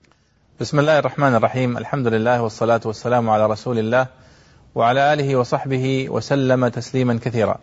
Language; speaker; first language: Arabic; native; Arabic